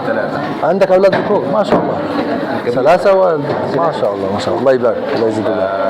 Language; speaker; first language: Arabic; native; Arabic